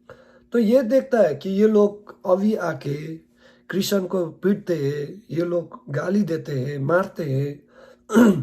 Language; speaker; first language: Hindi; non-native, learner; Nepali